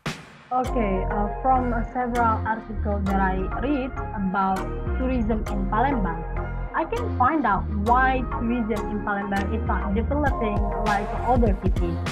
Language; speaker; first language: English; non-native, learner; Indonesian